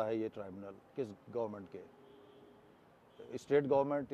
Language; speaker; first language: Urdu; native; Urdu